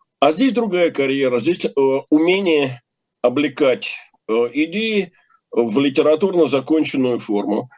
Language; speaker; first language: Russian; native; Russian